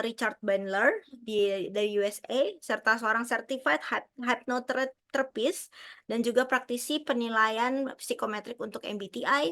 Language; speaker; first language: Indonesian; native; Indonesian